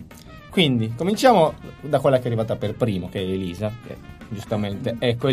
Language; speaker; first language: Italian; native; Italian